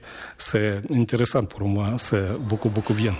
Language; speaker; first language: French; non-native, learner; Ukrainian